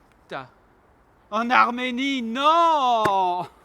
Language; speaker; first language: French; non-native, learner; Armenian